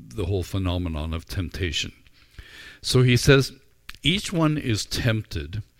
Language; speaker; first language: English; native; English